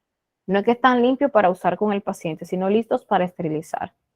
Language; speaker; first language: Spanish; native; Spanish